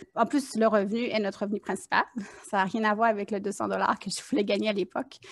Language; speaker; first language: French; native; French